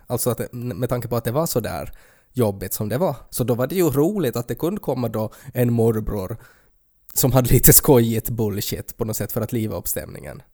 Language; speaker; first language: Swedish; native; Swedish